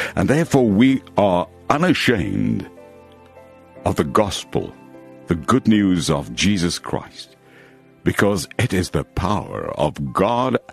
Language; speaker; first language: English; non-native, local second language; Afrikaans